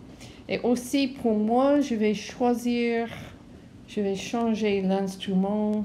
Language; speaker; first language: French; non-native, learner; English